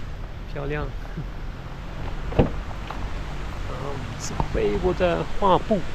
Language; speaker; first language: Chinese; non-native, fluent; German